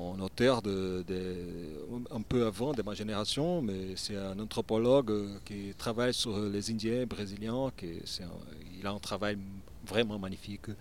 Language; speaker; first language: French; non-native, learner; Portuguese